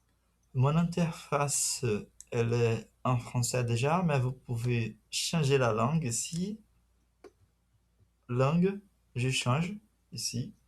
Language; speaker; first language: French; non-native, fluent; Portuguese